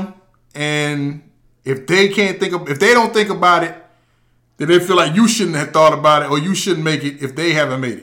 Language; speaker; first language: English; native; English